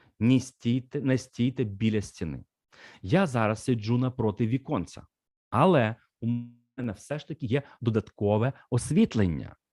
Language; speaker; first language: Ukrainian; non-native, local second language; Russian